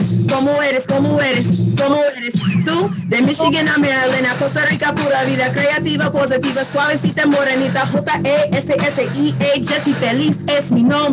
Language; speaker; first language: Spanish; non-native, fluent; English